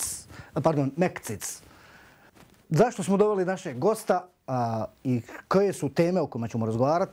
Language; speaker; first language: Croatian; native; Croatian